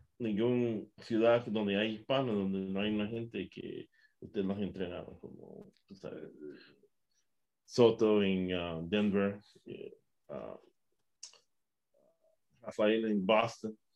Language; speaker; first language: Spanish; early bilingual, other home language; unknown